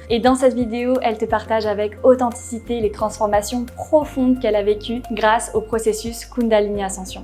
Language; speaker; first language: French; native; French